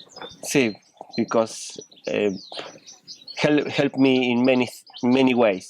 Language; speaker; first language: English; non-native, learner; Spanish